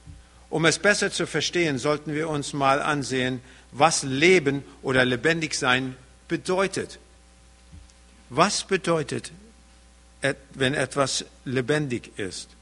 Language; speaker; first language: German; early bilingual, heritage; German